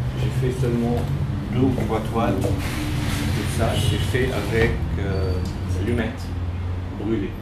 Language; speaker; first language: French; non-native, local second language; Arabic